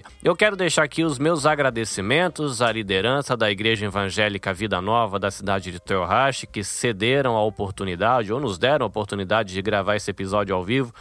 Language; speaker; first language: Portuguese; native; Portuguese